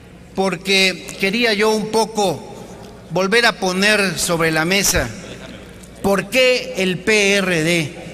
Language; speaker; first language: Spanish; native; Spanish